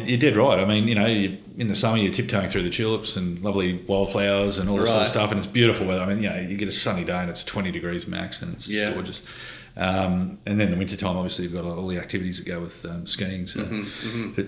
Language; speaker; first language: English; native; English